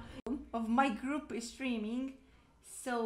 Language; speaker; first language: English; non-native, fluent; Italian